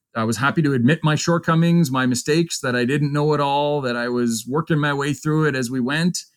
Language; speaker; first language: English; native; English